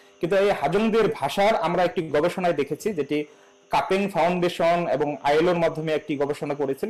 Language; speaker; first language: Bangla; non-native, local second language; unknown